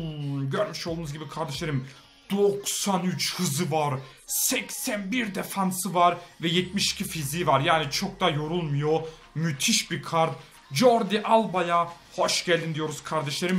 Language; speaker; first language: Turkish; native; Turkish